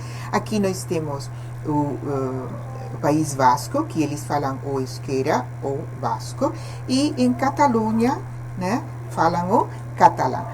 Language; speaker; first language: Portuguese; non-native, fluent; Spanish